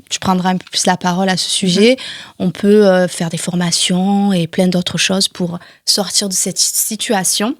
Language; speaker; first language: French; native; French